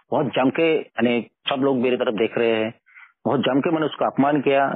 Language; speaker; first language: Hindi; non-native, local second language; Marathi